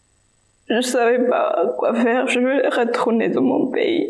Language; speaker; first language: French; non-native, fluent; Spanish